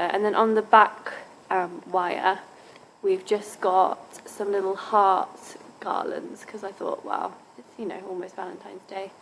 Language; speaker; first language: English; native; English